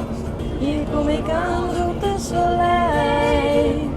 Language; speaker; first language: Dutch; native; Dutch